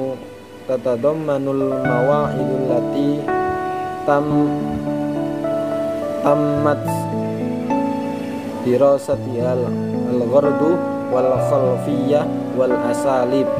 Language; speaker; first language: Arabic; non-native, learner; Indonesian